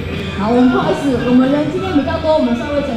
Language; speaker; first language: Chinese; native; Chinese